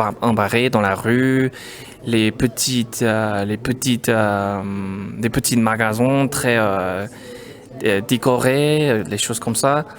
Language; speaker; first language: French; non-native, learner; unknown